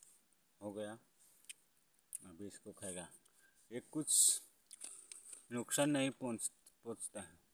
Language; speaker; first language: Hindi; non-native, local second language; Garo